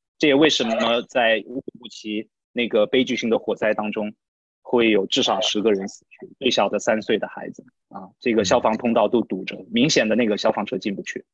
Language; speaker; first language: Chinese; native; Chinese